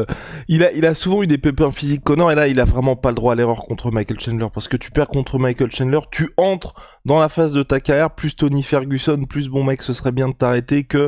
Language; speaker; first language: French; native; French